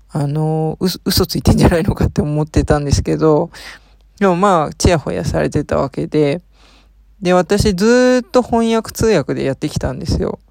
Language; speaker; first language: Japanese; early bilingual, heritage; Japanese